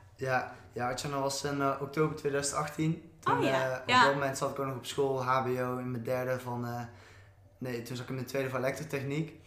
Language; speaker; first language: Dutch; native; Dutch